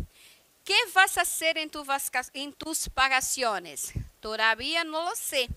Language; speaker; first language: Spanish; non-native, fluent; Portuguese